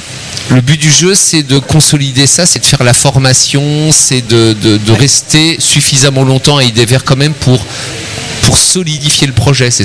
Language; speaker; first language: French; native; French